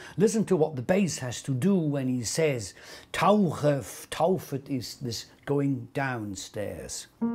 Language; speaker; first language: English; non-native, fluent; Swiss German